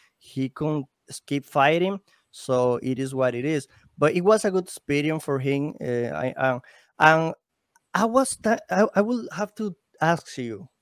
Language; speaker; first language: English; non-native, learner; Spanish